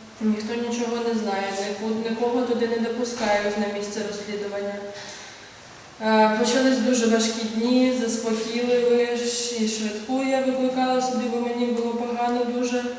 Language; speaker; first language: Ukrainian; native; Ukrainian